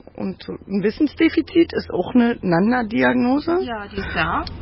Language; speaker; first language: German; native; German